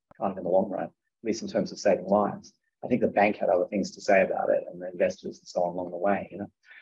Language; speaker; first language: English; native; English